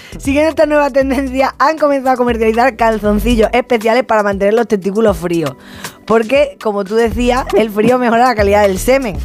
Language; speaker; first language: Spanish; native; Spanish